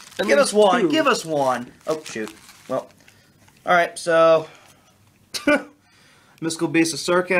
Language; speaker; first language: English; native; English